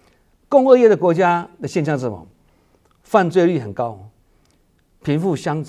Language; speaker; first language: Chinese; native; Chinese